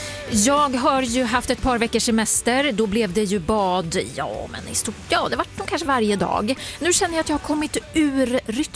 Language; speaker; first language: Swedish; native; Swedish